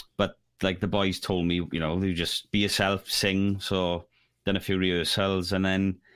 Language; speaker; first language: English; native; English